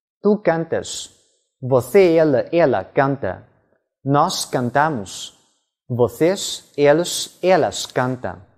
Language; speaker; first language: Portuguese; non-native, fluent; Chinese